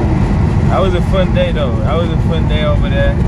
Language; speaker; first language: English; native; English